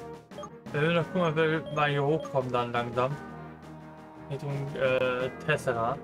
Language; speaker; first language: German; native; German